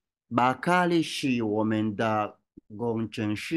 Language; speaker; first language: Chinese; non-native, learner; Swahili